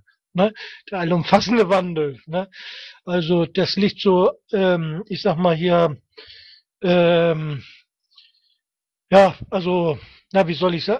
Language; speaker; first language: German; native; German